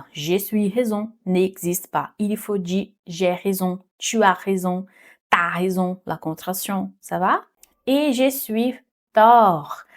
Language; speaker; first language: French; non-native, fluent; Portuguese